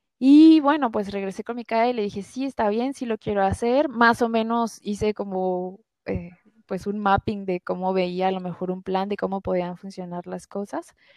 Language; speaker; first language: Spanish; native; Spanish